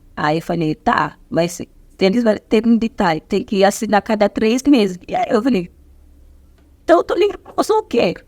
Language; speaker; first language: Portuguese; non-native, fluent; Zulu